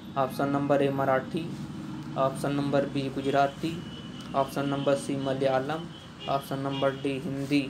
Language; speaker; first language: Hindi; native; Hindi